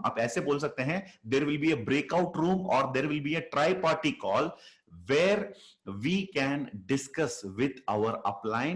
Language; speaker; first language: Hindi; native; Hindi